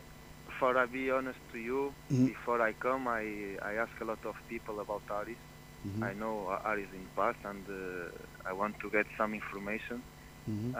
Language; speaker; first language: English; non-native, fluent; Portuguese